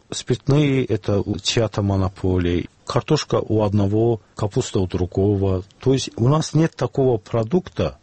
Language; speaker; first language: Russian; non-native, local second language; Azerbaijani